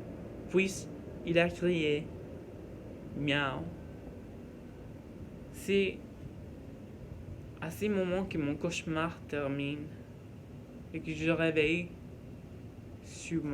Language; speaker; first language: French; non-native, learner; Norwegian